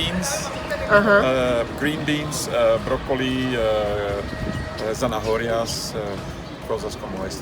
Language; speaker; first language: Spanish; non-native, learner; French